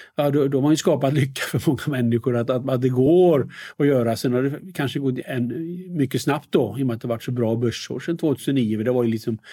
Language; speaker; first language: Swedish; native; Swedish